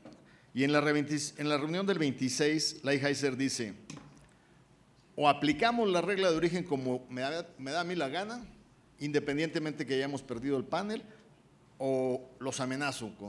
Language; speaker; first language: Spanish; native; Spanish